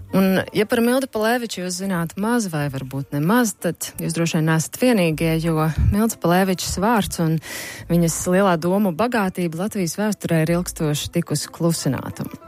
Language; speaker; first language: Latvian; native; Latvian